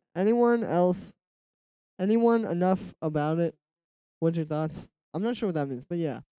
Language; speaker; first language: English; native; English